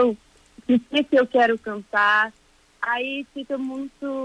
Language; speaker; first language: Portuguese; early bilingual, heritage; Portuguese